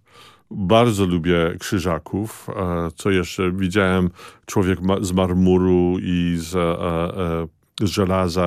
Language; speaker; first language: Polish; early bilingual, heritage; Polish